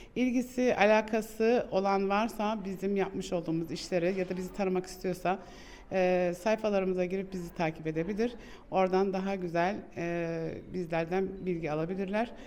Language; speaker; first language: Turkish; early bilingual, heritage; Turkish